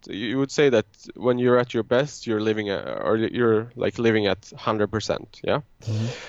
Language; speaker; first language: English; non-native, fluent; Swedish